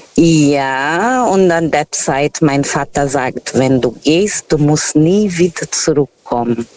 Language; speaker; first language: German; non-native, fluent; Portuguese